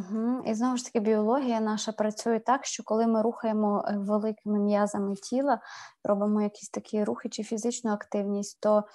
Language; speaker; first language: Ukrainian; native; Ukrainian